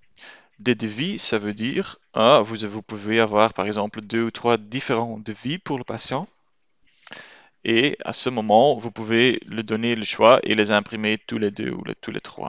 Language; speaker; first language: French; non-native, local second language; Dutch